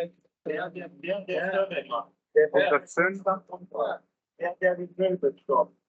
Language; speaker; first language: German; native; German